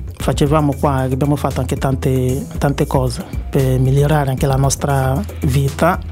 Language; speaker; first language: Italian; non-native, learner; Igbo